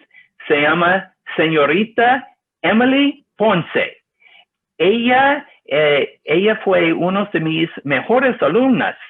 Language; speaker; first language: Spanish; non-native, learner; English